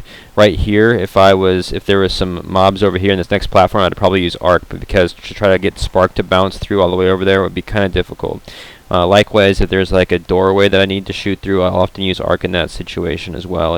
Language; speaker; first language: English; native; English